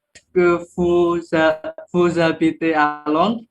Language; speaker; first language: French; non-native, learner; Indonesian